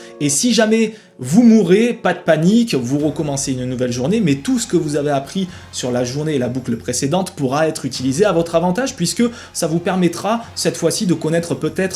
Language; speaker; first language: French; native; French